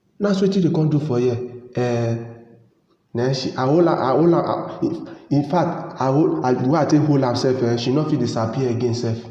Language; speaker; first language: Nigerian Pidgin; native; Nigerian Pidgin